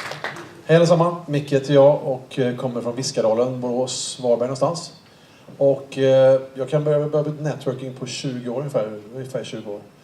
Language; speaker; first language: Swedish; native; Swedish